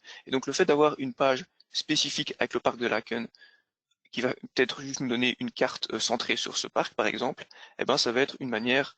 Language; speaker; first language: French; native; French